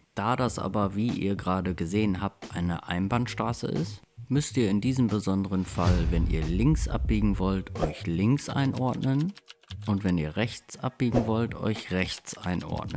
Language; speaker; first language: German; native; German